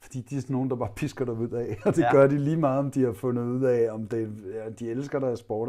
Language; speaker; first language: Danish; native; Danish